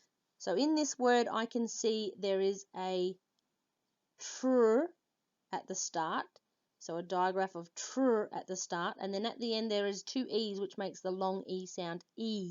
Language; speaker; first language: English; native; English